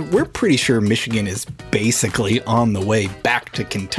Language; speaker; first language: English; native; English